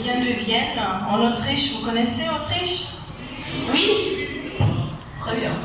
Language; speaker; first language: French; non-native, fluent; German